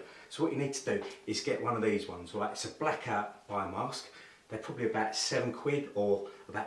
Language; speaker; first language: English; native; English